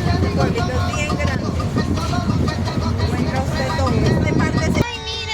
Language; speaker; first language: Spanish; native; Spanish